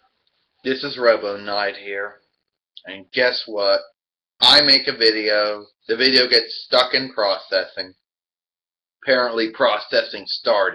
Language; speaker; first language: English; native; English